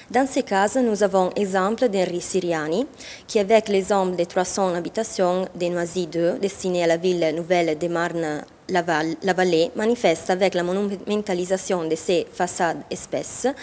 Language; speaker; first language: French; non-native, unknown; Italian